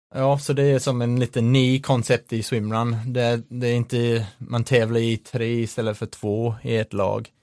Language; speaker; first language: Swedish; non-native, learner; English